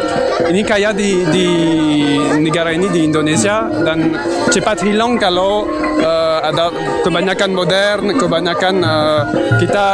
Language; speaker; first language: Indonesian; non-native, learner; French